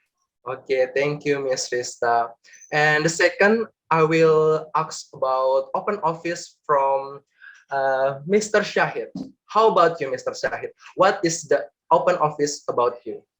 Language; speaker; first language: English; non-native, learner; Indonesian